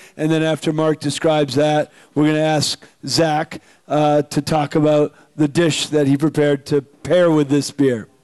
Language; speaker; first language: English; native; English